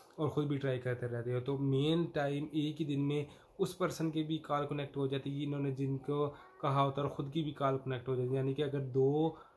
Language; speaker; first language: Urdu; non-native, local second language; Punjabi